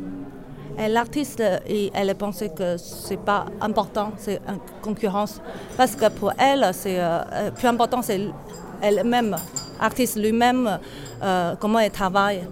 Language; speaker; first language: French; non-native, fluent; Chinese